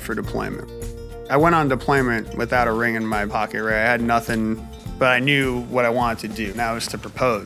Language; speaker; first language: English; native; English